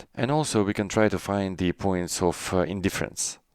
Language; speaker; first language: English; non-native, fluent; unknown